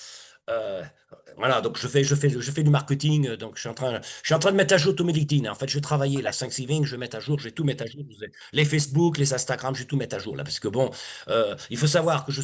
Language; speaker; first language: French; native; French